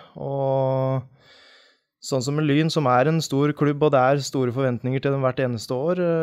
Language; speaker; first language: Norwegian; native; Norwegian